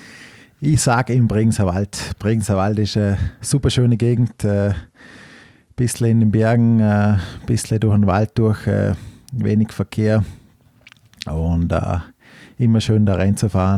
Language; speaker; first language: German; native; German